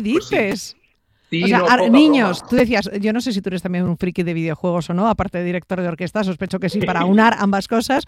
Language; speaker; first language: Spanish; native; Spanish